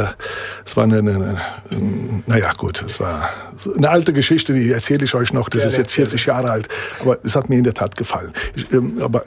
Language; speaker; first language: German; early bilingual, other home language; Italian